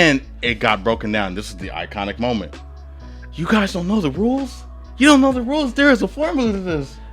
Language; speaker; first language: English; native; English